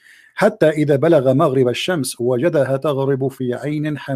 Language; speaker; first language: Arabic; native; Arabic